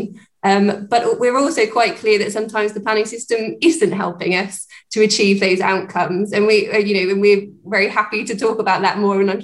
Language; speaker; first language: English; native; English